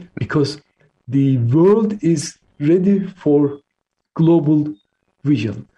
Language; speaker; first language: English; non-native, fluent; Turkish